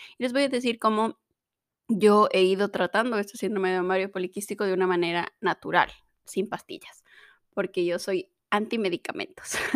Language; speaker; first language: Spanish; native; Spanish